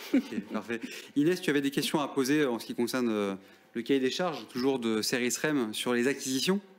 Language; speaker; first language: French; native; French